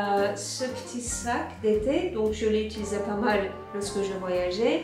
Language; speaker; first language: French; non-native, fluent; Turkish